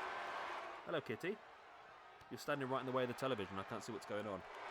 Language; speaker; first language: English; native; English